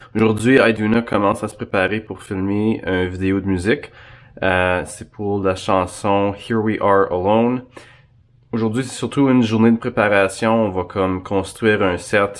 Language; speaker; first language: French; native; French